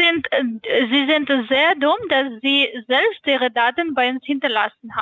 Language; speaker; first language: German; non-native, learner; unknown